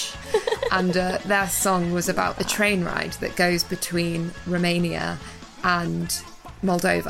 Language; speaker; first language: English; native; English